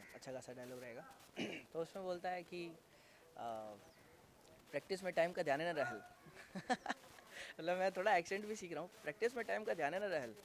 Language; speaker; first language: Hindi; native; Hindi